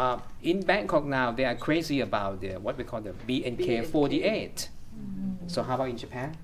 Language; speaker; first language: English; non-native, fluent; Thai